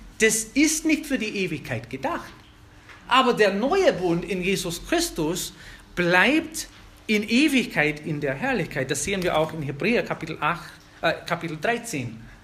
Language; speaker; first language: German; non-native, fluent; English